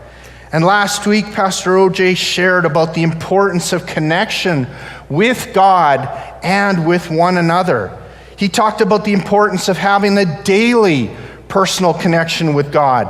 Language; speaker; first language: English; native; English